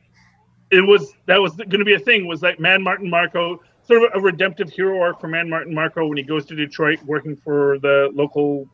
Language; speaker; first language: English; native; English